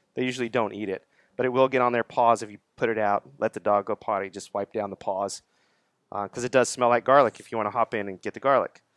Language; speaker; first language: English; native; English